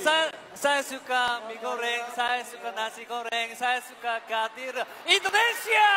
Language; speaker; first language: Indonesian; non-native, learner; Korean